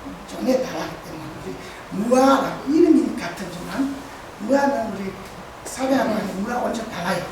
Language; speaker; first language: Korean; non-native, learner; Tibetan